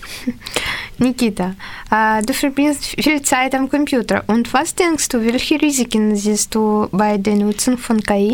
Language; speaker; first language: German; non-native, learner; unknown